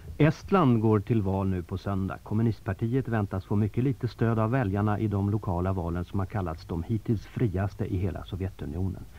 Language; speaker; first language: Swedish; native; Swedish